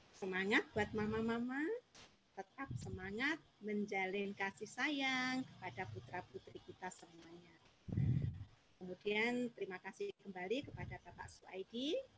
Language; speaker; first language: Indonesian; non-native, local second language; Javanese